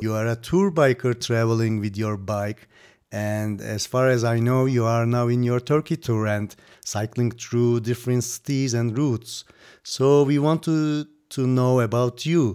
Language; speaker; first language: English; non-native, fluent; Turkish